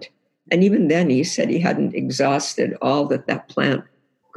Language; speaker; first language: English; native; English